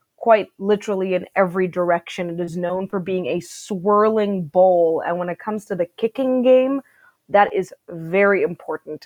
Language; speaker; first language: English; native; English